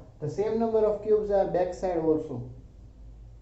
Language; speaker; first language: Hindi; non-native, local second language; Gujarati